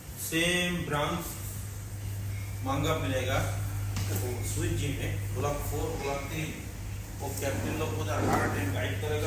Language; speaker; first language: Hindi; non-native, learner; Bangla